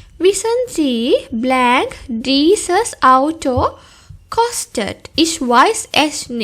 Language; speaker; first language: German; non-native, fluent; Sinhala